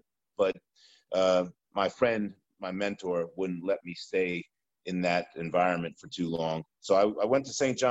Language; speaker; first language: English; native; English